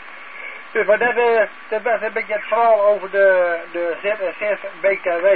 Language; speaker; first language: Dutch; native; Dutch